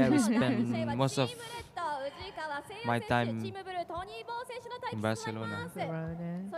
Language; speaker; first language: English; non-native, fluent; Japanese